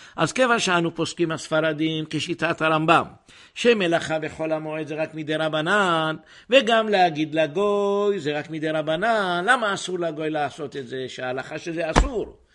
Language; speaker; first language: Hebrew; native; Hebrew